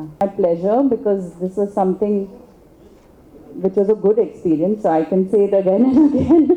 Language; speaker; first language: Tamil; non-native, local second language; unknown